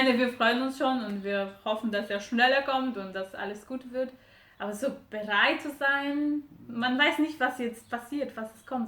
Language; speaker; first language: German; non-native, fluent; Romanian